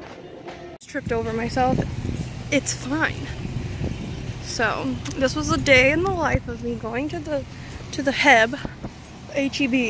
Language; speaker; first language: English; native; English